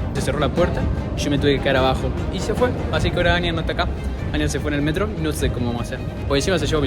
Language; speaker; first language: Spanish; native; Spanish